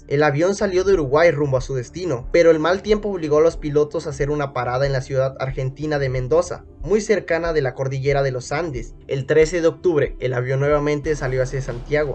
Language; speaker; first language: Spanish; native; Spanish